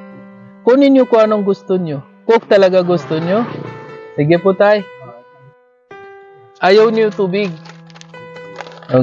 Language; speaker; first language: Filipino; non-native, learner; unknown